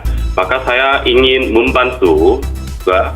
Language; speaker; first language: Indonesian; non-native, fluent; Korean